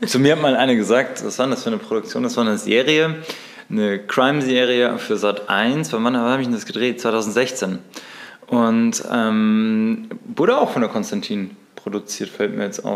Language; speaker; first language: German; native; German